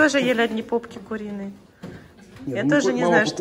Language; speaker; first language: Russian; native; Russian